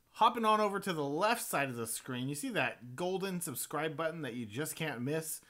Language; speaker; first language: English; native; English